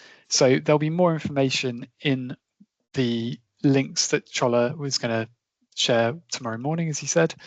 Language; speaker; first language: English; native; English